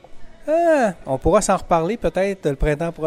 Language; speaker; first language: French; native; French